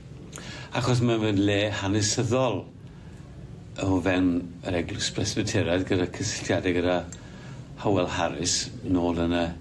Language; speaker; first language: Welsh; native; Welsh